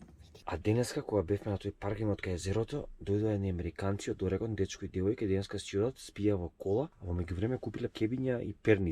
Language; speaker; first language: Macedonian; native; Macedonian